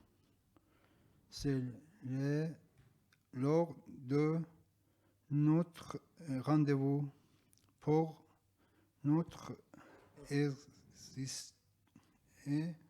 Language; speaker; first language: French; non-native, learner; Persian